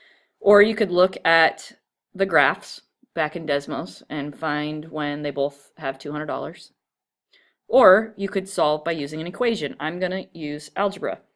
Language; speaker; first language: English; native; English